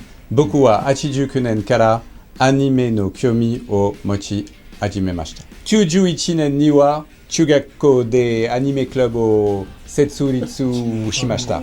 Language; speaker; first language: Japanese; non-native, learner; French